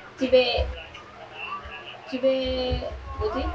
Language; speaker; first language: Korean; non-native, learner; Filipino